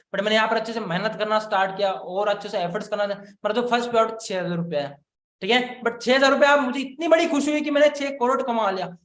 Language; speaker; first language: Hindi; non-native, local second language; Marathi